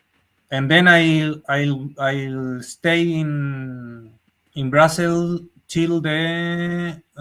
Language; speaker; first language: English; non-native, learner; Spanish